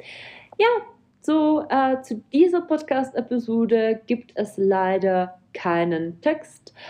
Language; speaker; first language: German; non-native, fluent; Czech